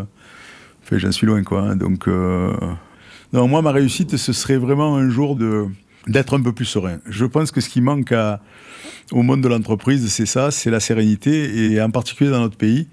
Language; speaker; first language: French; native; French